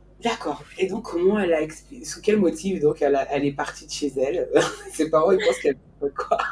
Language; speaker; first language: French; native; French